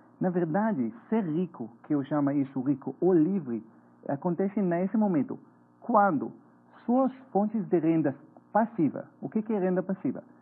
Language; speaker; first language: Portuguese; non-native, fluent; Hebrew